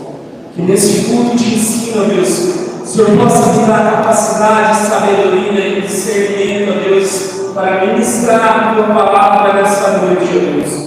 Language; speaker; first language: Portuguese; native; Portuguese